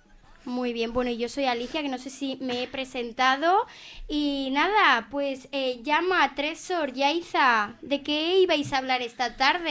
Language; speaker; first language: Spanish; native; Spanish